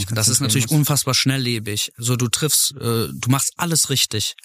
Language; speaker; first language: German; native; German